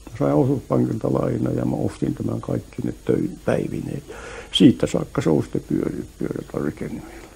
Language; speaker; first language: Finnish; native; Finnish